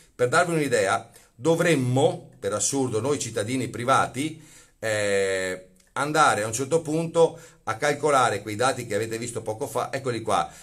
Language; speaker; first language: Italian; native; Italian